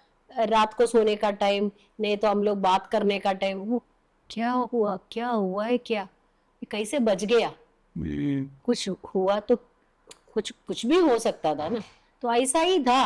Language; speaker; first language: Hindi; non-native, local second language; Malayalam